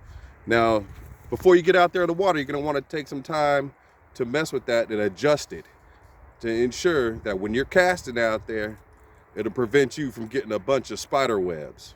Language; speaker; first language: English; native; English